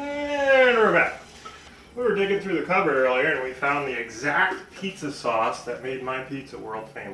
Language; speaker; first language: English; native; English